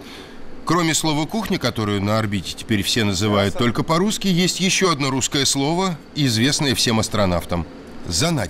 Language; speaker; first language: Russian; native; Russian